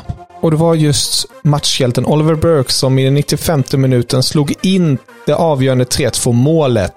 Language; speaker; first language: Swedish; native; Swedish